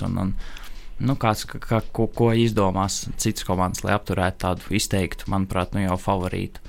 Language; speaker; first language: Latvian; native; Latvian